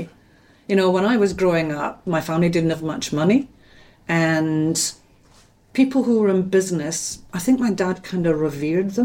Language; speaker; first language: English; native; English